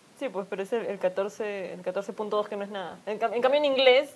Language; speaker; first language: Spanish; native; Spanish